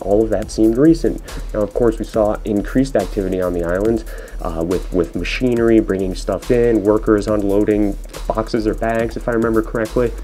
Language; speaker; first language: English; native; English